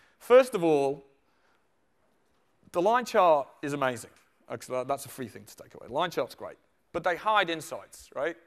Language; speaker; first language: English; native; English